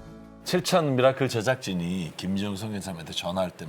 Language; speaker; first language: Korean; native; Korean